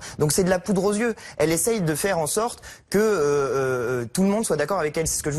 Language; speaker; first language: French; native; French